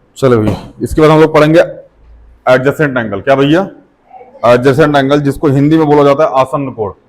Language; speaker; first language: Hindi; native; Hindi